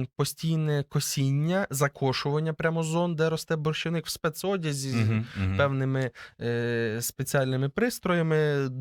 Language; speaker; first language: Ukrainian; native; Ukrainian